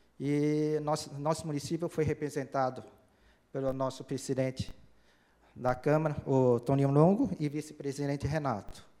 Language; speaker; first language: Portuguese; early bilingual, other home language; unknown